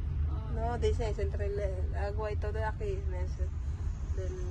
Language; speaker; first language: Spanish; non-native, learner; Filipino